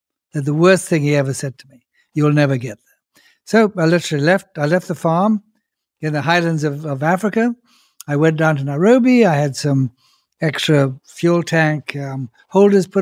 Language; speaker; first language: English; native; English